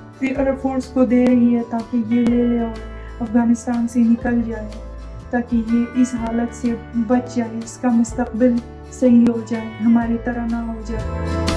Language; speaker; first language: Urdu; non-native, fluent; Persian